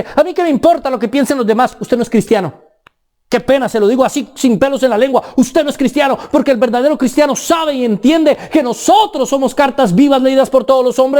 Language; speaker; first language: Spanish; native; Spanish